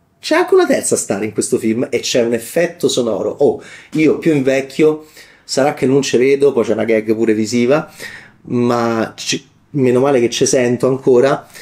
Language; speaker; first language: Italian; native; Italian